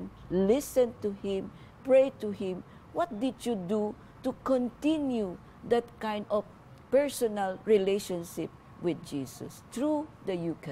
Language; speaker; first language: English; non-native, local second language; Filipino